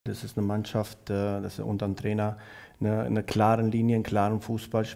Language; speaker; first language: German; non-native, fluent; Albanian